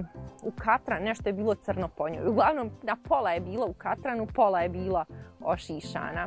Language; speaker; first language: Croatian; native; Croatian